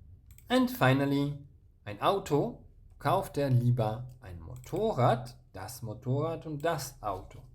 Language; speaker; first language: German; non-native, fluent; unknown